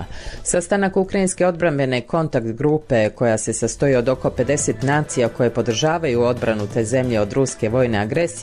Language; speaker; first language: Croatian; native; Croatian